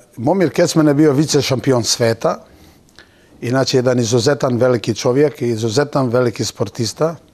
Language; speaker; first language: Bosnian; non-native, local second language; Turkish